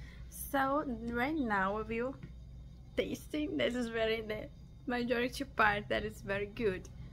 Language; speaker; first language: English; non-native, learner; Portuguese